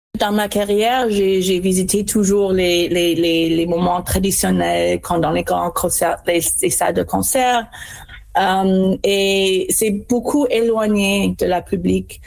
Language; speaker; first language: French; non-native, fluent; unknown